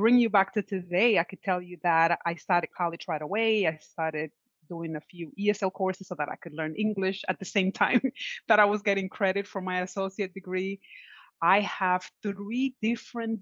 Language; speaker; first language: English; non-native, fluent; Spanish